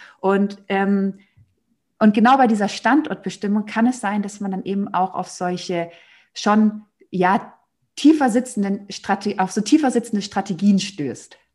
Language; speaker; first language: German; native; German